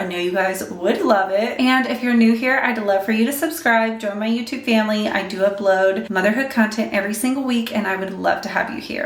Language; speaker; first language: English; native; English